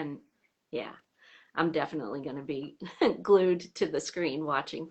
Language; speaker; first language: English; native; English